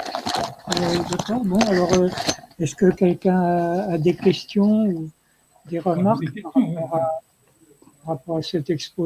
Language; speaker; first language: French; native; French